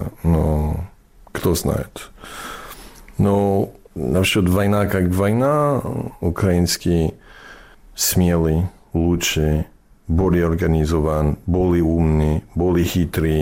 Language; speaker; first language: Russian; non-native, fluent; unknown